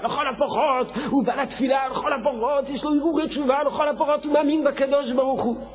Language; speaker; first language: Hebrew; non-native, fluent; French